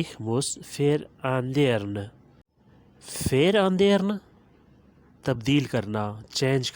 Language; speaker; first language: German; non-native, learner; Urdu